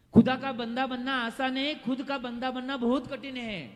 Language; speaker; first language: Hindi; non-native, local second language; Marathi